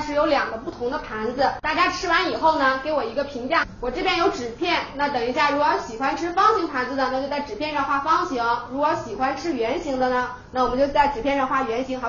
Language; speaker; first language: Chinese; native; Chinese